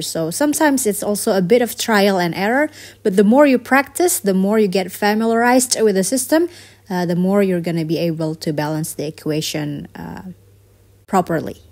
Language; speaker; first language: English; non-native, fluent; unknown